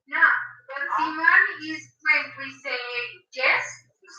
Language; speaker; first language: English; non-native, learner; Spanish